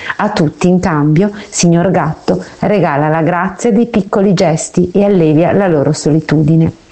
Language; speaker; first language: Italian; native; Italian